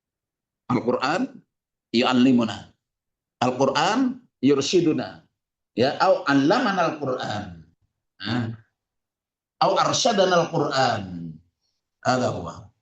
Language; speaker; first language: Arabic; non-native, fluent; Indonesian